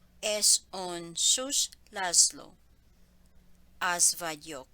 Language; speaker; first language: Hungarian; non-native, learner; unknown